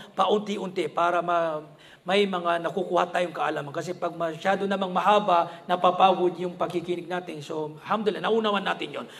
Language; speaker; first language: Filipino; non-native, local second language; Maranao